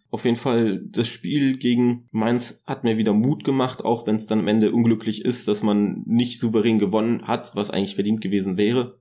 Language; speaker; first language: German; native; German